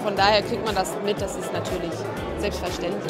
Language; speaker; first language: German; non-native, fluent; Albanian